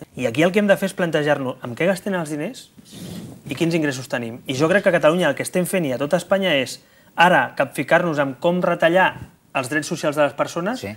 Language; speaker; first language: Catalan; non-native, local second language; Spanish